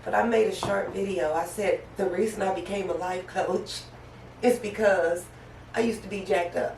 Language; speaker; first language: English; native; English